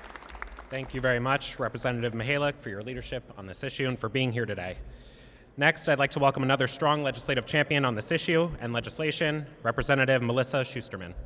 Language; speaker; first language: English; native; English